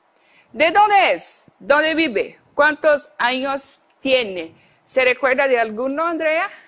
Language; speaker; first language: Spanish; non-native, fluent; Portuguese